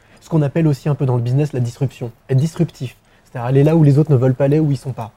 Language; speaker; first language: French; native; French